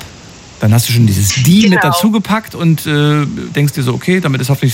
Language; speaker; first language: German; native; German